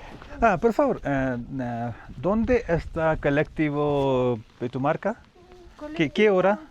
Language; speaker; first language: Spanish; non-native, learner; Hindi